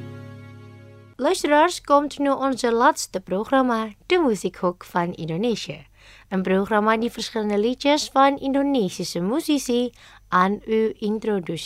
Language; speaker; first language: Dutch; non-native, fluent; Indonesian